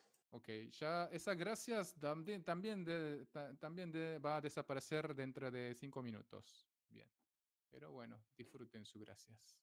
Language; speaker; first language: Spanish; non-native, fluent; Korean